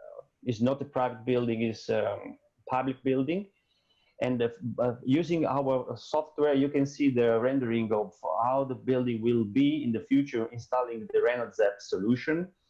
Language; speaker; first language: English; non-native, fluent; Italian